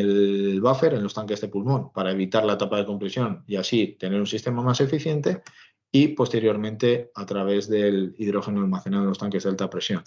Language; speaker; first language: Spanish; native; Spanish